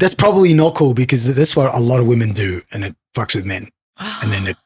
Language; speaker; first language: English; native; English